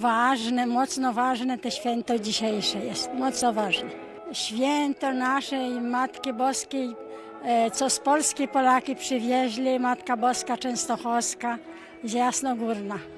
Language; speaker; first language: Polish; early bilingual, heritage; Polish